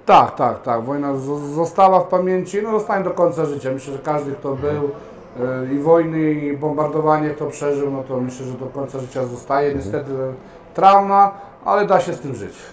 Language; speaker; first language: Polish; early bilingual, heritage; Serbian